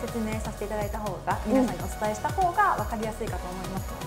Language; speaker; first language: Japanese; native; Japanese